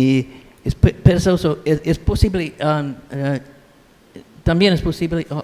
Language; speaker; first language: Spanish; non-native, learner; English